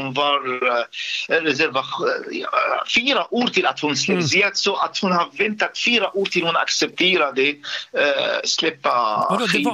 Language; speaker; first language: Swedish; non-native, fluent; Arabic